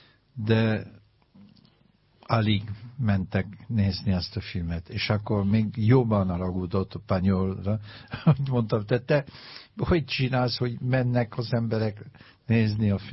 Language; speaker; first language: Hungarian; non-native, learner; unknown